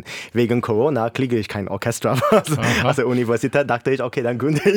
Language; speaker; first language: German; non-native, fluent; English